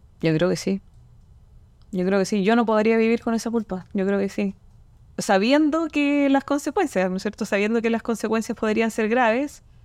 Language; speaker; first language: Spanish; native; Spanish